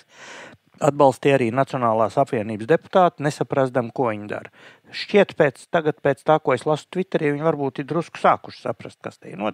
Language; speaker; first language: Latvian; native; Latvian